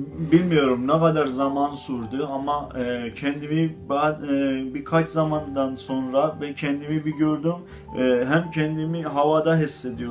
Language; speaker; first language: Turkish; non-native, fluent; Azerbaijani